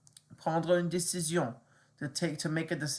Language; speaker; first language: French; non-native, learner; English